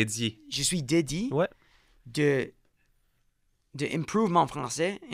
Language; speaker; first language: French; non-native, learner; English